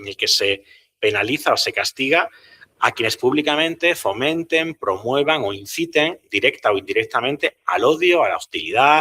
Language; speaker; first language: Spanish; native; Spanish